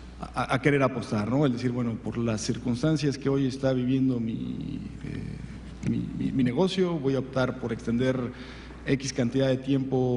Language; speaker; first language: Spanish; native; Spanish